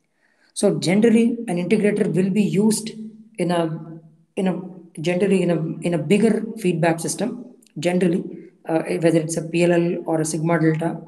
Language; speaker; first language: English; non-native, local second language; Tamil